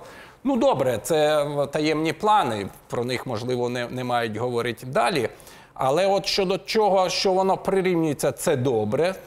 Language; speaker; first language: Ukrainian; native; Ukrainian